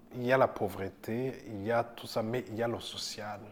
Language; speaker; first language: French; non-native, local second language; Rundi